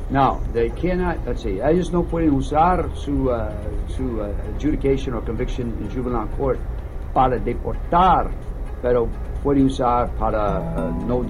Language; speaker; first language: Spanish; non-native, learner; English